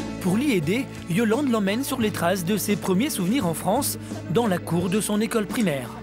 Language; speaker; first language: French; native; French